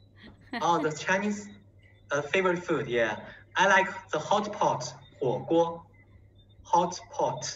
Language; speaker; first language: English; non-native, learner; Chinese